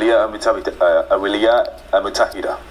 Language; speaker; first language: Arabic; non-native, learner; English